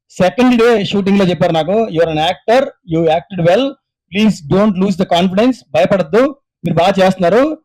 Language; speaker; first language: Telugu; native; Telugu